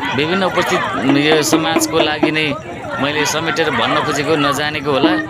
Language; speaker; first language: Nepali; native; Nepali